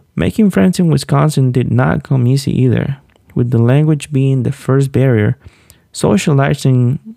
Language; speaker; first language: English; non-native, fluent; Spanish